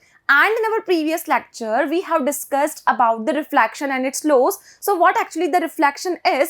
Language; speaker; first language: English; non-native, local second language; Hindi